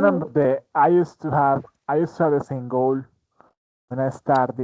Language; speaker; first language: English; non-native, fluent; Spanish